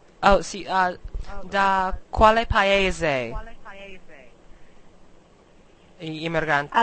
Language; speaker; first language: Italian; non-native, learner; English